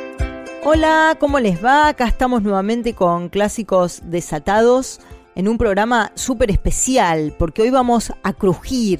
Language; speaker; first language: Spanish; native; Spanish